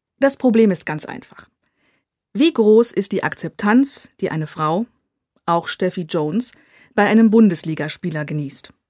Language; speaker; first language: German; native; German